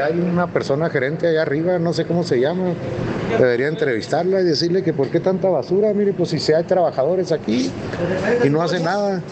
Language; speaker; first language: Spanish; native; Spanish